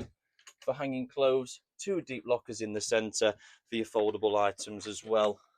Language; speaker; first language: English; native; English